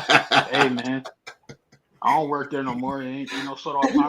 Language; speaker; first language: English; native; English